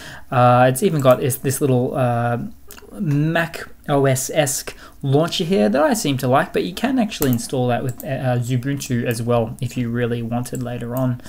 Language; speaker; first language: English; native; English